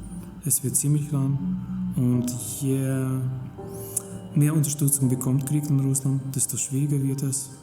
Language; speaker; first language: German; non-native, fluent; Russian